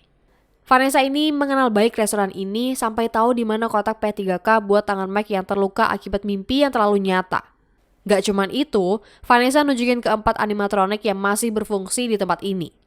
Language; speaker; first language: Indonesian; native; Indonesian